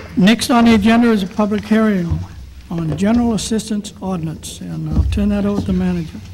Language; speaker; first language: English; native; English